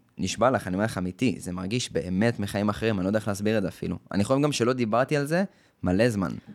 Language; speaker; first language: Hebrew; native; Hebrew